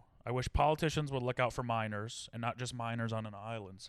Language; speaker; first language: English; native; English